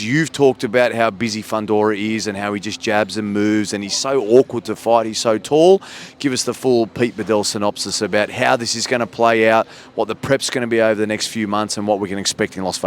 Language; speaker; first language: English; native; English